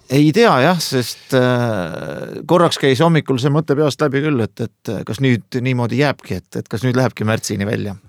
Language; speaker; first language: Estonian; native; Estonian